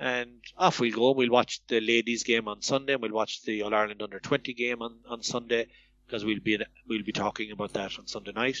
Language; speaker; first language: English; native; English